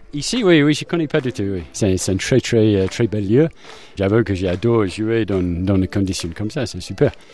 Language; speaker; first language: French; non-native, fluent; English